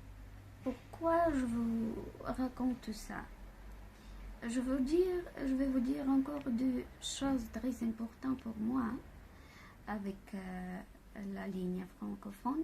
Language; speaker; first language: French; non-native, fluent; Bulgarian